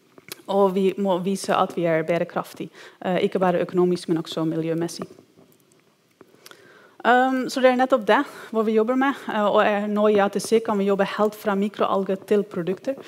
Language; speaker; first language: Norwegian; non-native, fluent; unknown